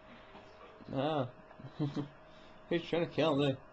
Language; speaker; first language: English; native; English